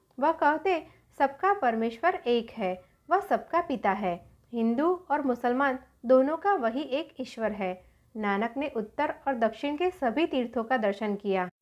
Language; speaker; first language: Hindi; non-native, local second language; Gujarati